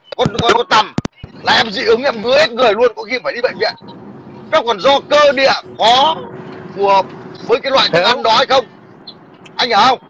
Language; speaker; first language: Vietnamese; native; Vietnamese